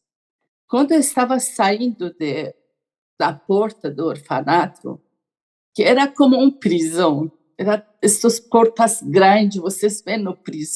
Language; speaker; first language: Portuguese; non-native, learner; Persian